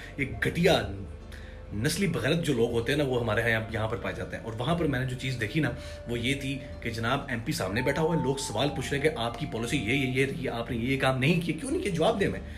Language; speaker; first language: Urdu; non-native, local second language; Punjabi